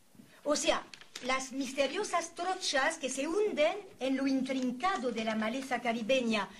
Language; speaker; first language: Spanish; native; Spanish